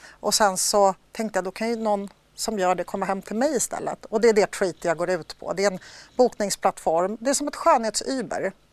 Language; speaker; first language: Swedish; early bilingual, other home language; Polish